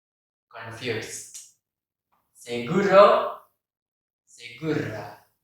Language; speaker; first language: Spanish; non-native, learner; Indonesian